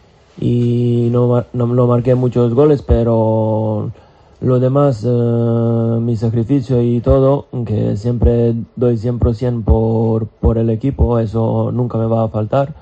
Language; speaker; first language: Spanish; non-native, fluent; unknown